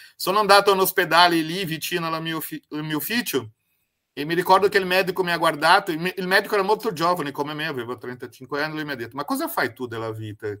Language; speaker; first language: Italian; non-native, fluent; Portuguese